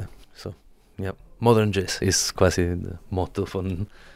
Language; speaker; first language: German; non-native, fluent; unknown